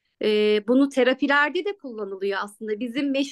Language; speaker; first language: Turkish; native; Turkish